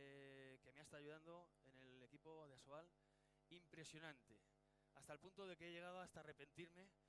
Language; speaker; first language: Spanish; native; Spanish